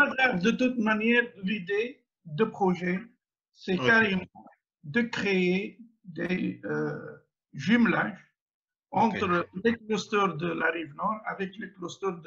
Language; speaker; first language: French; non-native, local second language; Arabic